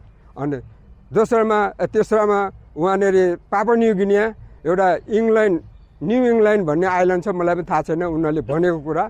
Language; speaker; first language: Nepali; native; Nepali